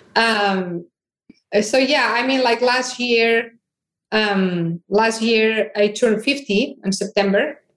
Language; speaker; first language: English; non-native, fluent; Catalan